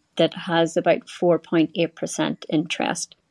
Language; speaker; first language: English; native; English